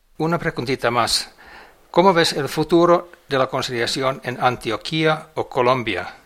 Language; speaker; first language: Spanish; non-native, fluent; English